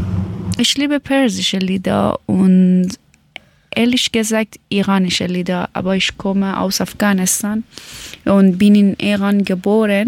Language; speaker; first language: German; non-native, learner; Persian